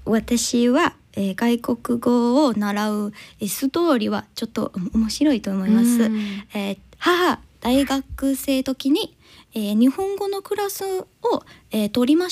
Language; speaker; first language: Japanese; non-native, learner; English